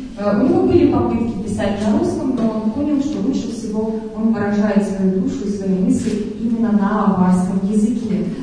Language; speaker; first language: Russian; native; Russian